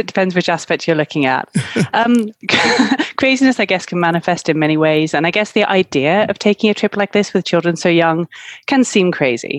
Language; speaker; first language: English; native; English